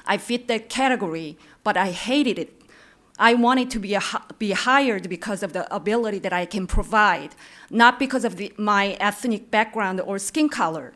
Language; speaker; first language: English; non-native, fluent; Korean